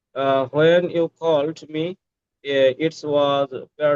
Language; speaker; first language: English; non-native, learner; Bangla